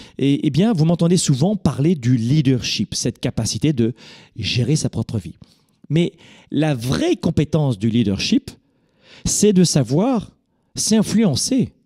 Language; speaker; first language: French; native; French